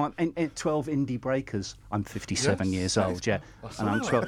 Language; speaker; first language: English; native; English